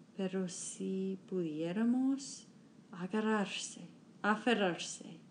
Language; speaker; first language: Spanish; non-native, learner; English